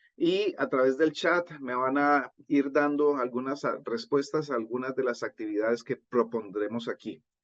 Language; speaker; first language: Spanish; native; Spanish